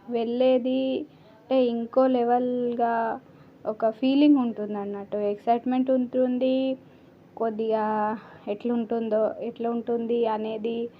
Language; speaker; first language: Telugu; non-native, learner; Marathi